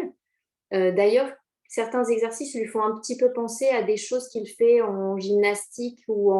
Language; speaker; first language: French; native; French